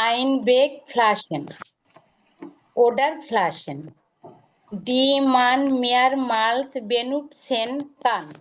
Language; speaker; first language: German; non-native, learner; Bangla